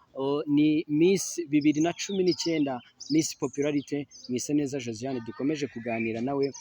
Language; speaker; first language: Kinyarwanda; native; Kinyarwanda